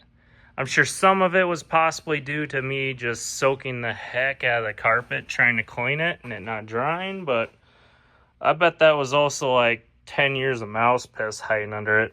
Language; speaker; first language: English; native; English